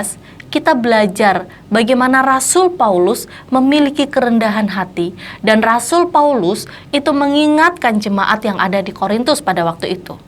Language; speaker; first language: Indonesian; native; Indonesian